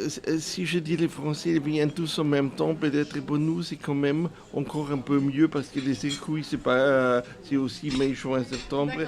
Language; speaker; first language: French; non-native, fluent; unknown